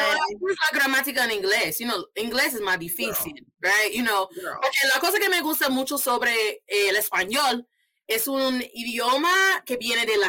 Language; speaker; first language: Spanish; non-native, fluent; English